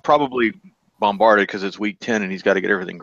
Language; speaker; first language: English; native; English